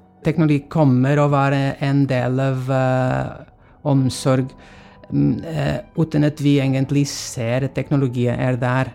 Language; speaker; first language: Norwegian; non-native, fluent; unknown